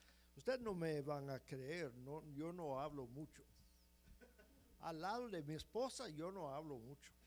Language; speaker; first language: Spanish; non-native, fluent; English